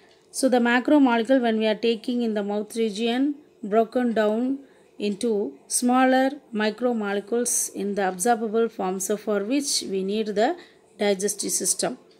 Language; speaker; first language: English; non-native, local second language; Tamil